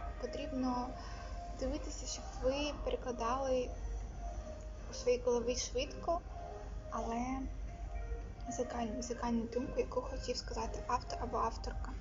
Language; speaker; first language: Ukrainian; non-native, local second language; Russian